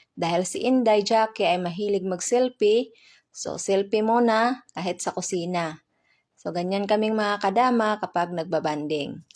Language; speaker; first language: Filipino; non-native, local second language; Cebuano